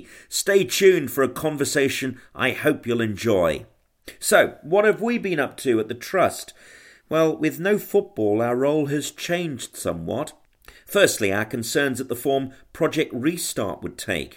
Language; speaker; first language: English; native; English